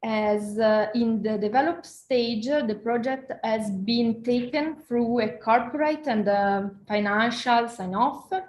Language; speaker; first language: English; non-native, fluent; Italian